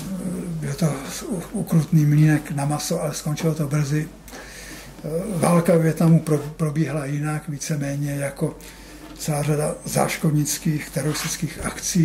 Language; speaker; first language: Czech; native; Czech